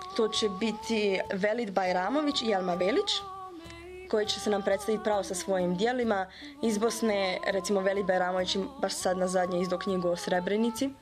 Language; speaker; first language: Serbian; early bilingual, heritage; Bosnian